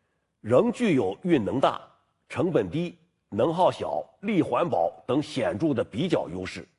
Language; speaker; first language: Chinese; native; Chinese